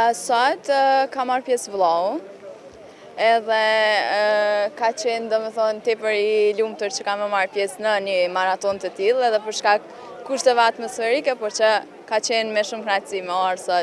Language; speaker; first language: Albanian; native; Albanian